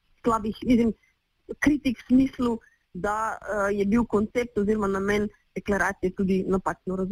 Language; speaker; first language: Slovenian; native; Slovenian